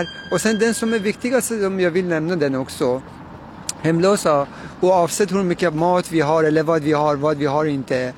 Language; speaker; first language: Swedish; non-native, fluent; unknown